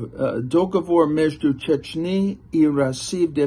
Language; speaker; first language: Russian; non-native, fluent; English